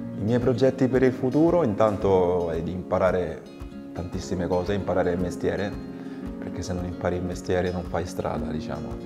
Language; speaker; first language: Italian; early bilingual, other home language; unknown